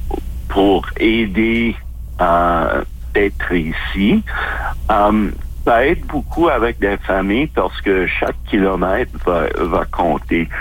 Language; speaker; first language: French; non-native, local second language; English